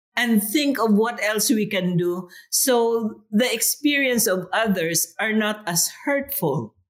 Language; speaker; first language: English; non-native, local second language; Hiligaynon